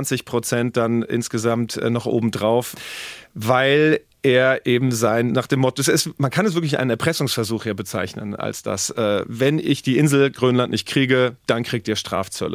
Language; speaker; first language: German; native; German